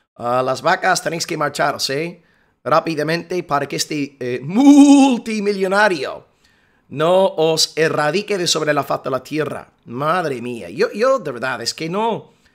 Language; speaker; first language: Spanish; non-native, fluent; English